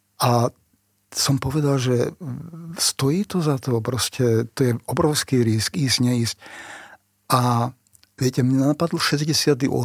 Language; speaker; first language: Slovak; non-native, local second language; Hungarian